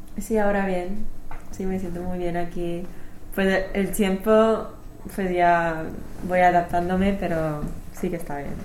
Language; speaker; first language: Spanish; non-native, fluent; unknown